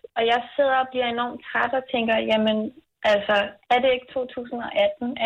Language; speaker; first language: Danish; native; Danish